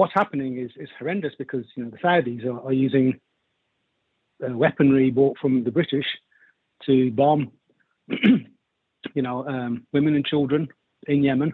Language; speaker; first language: English; native; English